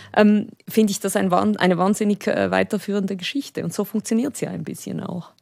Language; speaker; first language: German; early bilingual, other home language; Spanish